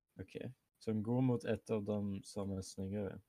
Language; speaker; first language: Swedish; non-native, fluent; German